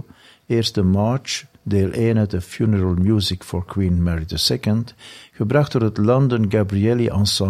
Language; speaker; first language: Dutch; native; Dutch